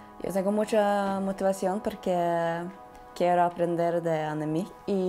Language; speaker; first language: Spanish; non-native, learner; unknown